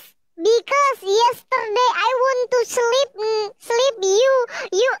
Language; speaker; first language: English; non-native, learner; Indonesian